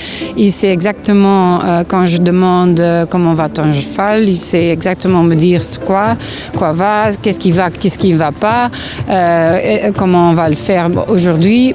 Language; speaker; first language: French; non-native, local second language; Dutch